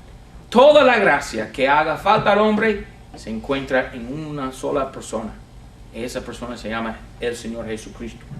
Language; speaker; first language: Spanish; non-native, fluent; English